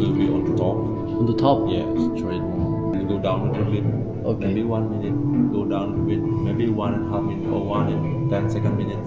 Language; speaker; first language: English; non-native, learner; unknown